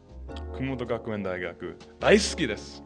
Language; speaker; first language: Japanese; non-native, learner; English